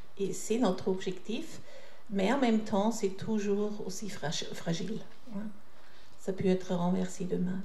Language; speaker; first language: French; non-native, fluent; German